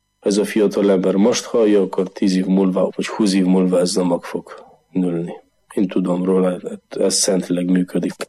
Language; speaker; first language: Hungarian; non-native, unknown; Polish